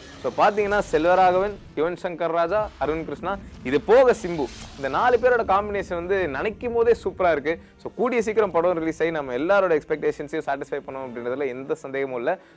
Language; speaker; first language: Tamil; native; Tamil